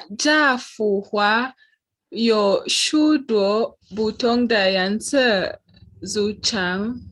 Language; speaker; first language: Chinese; non-native, learner; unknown